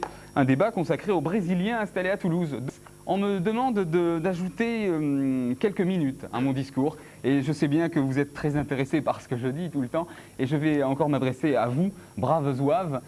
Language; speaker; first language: French; native; French